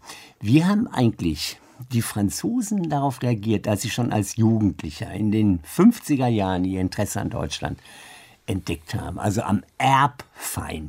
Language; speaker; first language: German; native; German